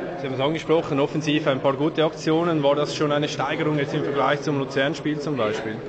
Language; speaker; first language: German; native; German